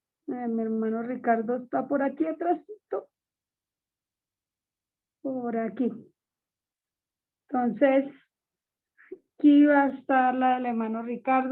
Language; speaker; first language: Spanish; native; Spanish